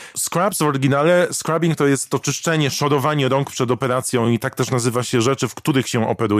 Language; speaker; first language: Polish; native; Polish